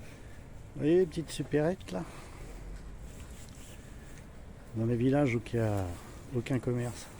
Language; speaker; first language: French; native; French